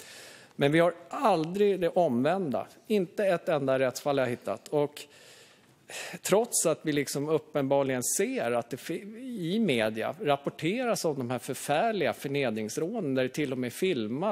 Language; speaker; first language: Swedish; native; Swedish